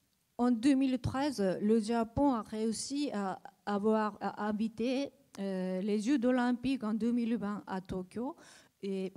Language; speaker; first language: French; non-native, learner; Japanese